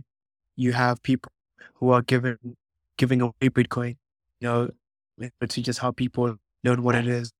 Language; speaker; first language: English; non-native, local second language; Shona